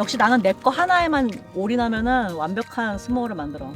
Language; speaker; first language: Korean; native; Korean